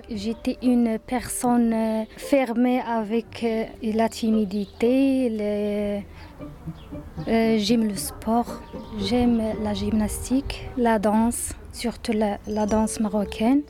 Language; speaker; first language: French; non-native, learner; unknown